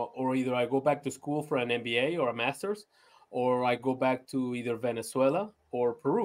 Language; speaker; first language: English; non-native, fluent; Spanish